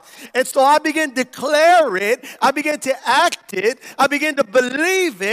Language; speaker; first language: English; native; English